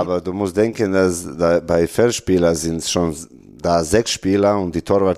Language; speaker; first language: German; non-native, learner; Serbian